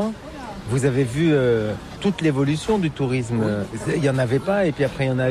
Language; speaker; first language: French; native; French